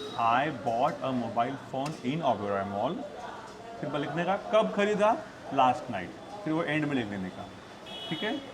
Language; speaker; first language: Hindi; non-native, local second language; Marathi